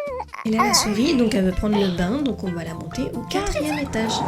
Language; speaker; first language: French; native; French